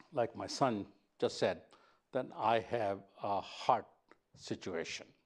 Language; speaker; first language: English; non-native, local second language; Punjabi